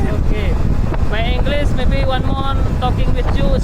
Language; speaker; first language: English; non-native, learner; Indonesian